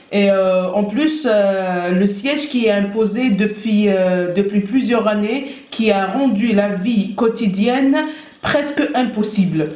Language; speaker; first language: French; non-native, local second language; Arabic